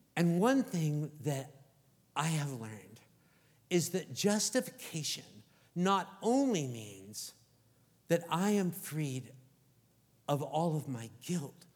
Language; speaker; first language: English; native; English